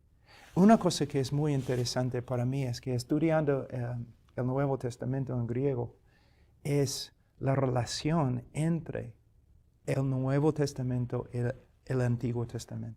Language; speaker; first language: Spanish; non-native, fluent; English